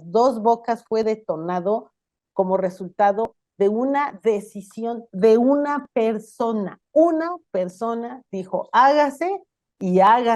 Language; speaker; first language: Spanish; native; Spanish